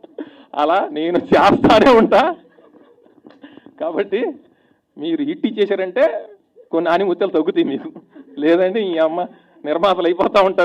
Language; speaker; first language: Telugu; native; Telugu